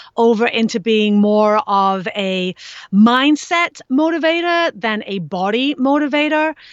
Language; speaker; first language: English; native; English